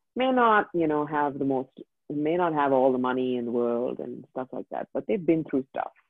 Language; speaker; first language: English; native; English